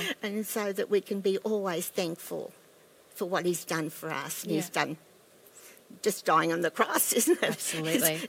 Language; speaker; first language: English; native; English